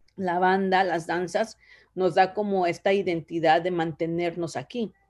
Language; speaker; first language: Spanish; early bilingual, other home language; Zapotec